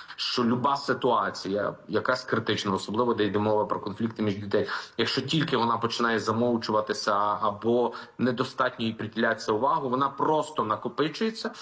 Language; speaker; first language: Ukrainian; native; Ukrainian